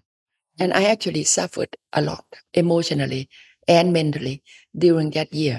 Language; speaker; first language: English; non-native, fluent; Thai